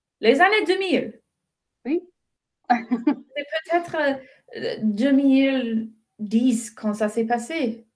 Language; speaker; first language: French; non-native, fluent; English